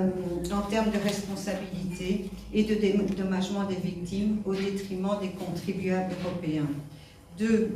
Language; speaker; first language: French; native; French